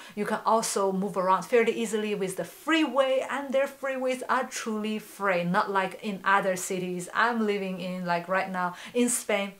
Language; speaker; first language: English; non-native, fluent; Chinese